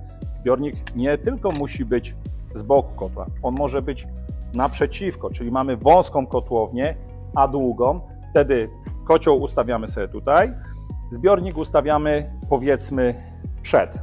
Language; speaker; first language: Polish; native; Polish